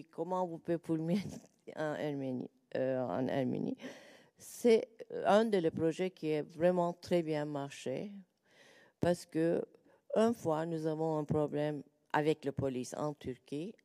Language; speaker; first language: French; non-native, learner; Turkish